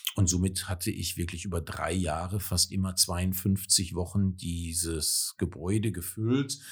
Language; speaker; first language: German; native; German